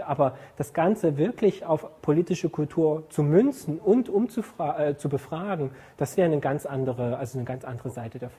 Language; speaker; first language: German; native; German